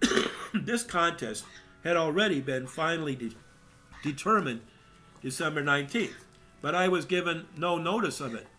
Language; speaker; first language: English; native; English